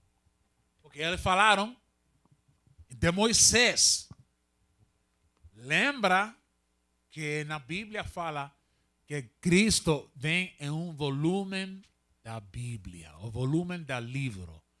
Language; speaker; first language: Portuguese; non-native, learner; Spanish